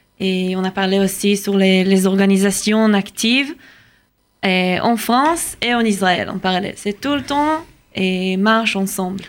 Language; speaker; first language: French; non-native, learner; Hebrew